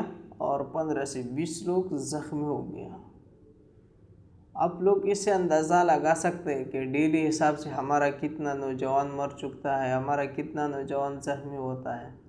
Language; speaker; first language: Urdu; non-native, local second language; Pashto